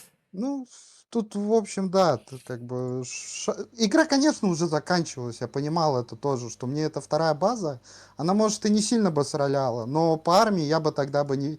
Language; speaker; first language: Russian; native; Russian